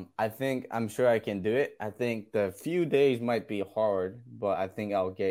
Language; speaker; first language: English; non-native, fluent; Burmese